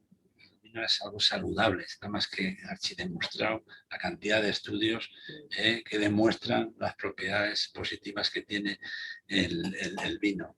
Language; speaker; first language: Spanish; native; Spanish